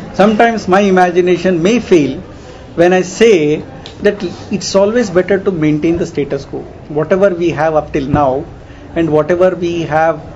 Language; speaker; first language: English; non-native, local second language; Kannada